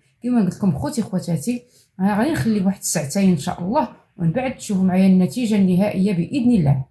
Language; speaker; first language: Arabic; native; Arabic